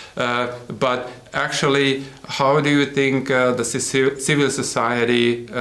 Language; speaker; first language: English; non-native, fluent; Hungarian